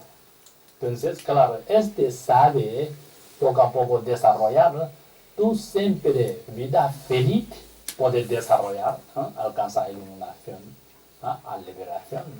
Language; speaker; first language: Spanish; non-native, learner; Tibetan